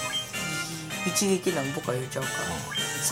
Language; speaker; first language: Japanese; native; Japanese